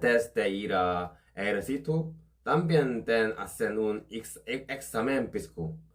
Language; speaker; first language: Spanish; non-native, learner; Korean